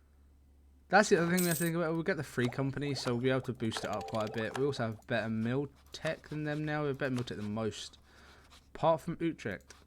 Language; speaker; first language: English; native; English